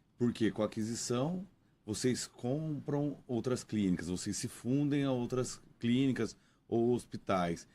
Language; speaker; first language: Portuguese; native; Portuguese